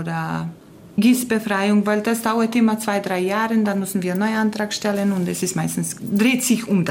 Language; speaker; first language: German; non-native, fluent; Croatian